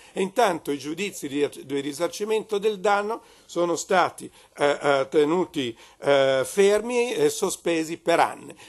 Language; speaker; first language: Italian; native; Italian